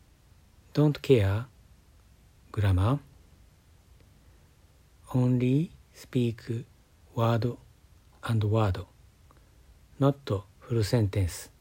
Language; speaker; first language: English; non-native, learner; Japanese